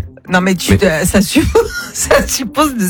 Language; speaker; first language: French; native; French